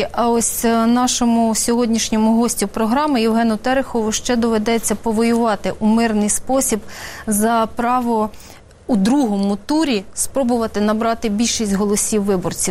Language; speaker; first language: Ukrainian; native; Ukrainian